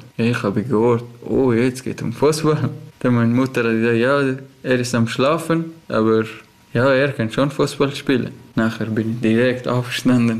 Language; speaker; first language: German; non-native, learner; Persian